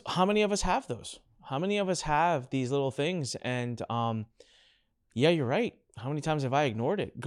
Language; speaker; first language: English; early bilingual, other home language; Hindi